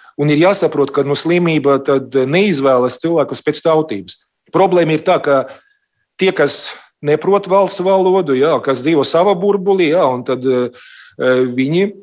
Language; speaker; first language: Latvian; non-native, local second language; Russian